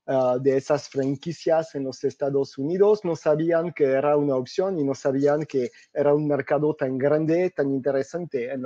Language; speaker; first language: Spanish; non-native, fluent; French